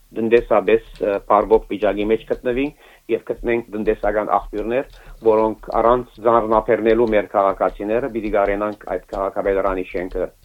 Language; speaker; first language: Armenian; early bilingual, heritage; Armenian